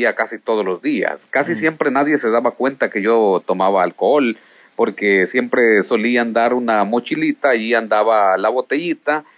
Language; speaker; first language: Spanish; native; Spanish